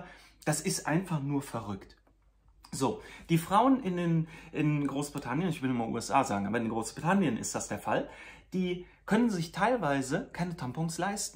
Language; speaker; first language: German; native; German